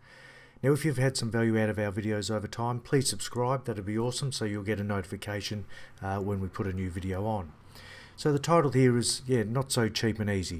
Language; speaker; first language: English; native; English